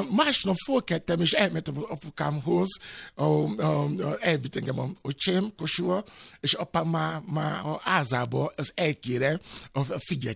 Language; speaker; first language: Hungarian; non-native, fluent; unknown